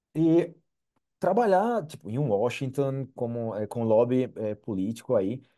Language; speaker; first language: Portuguese; non-native, fluent; English